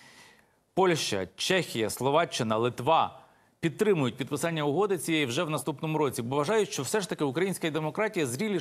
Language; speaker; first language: Ukrainian; native; Ukrainian